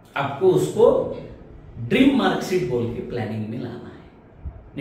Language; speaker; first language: Hindi; non-native, local second language; Marathi